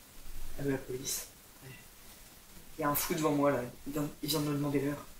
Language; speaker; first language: French; native; French